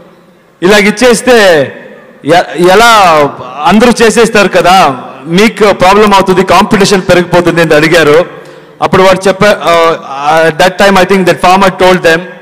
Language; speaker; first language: Telugu; non-native, learner; Kannada